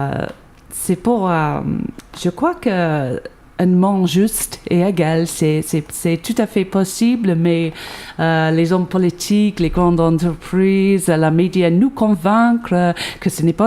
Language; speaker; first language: French; non-native, fluent; English